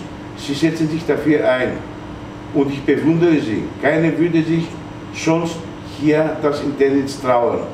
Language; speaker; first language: German; non-native, fluent; Greek